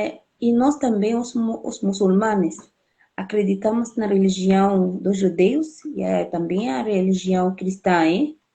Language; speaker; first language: Portuguese; non-native, fluent; Arabic